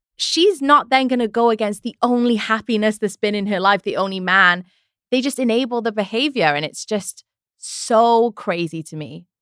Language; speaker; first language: English; native; English